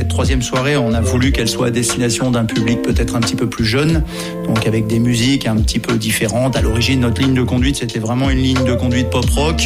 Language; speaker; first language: French; native; French